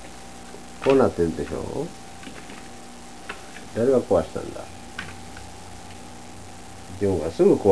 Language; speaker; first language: Japanese; native; Japanese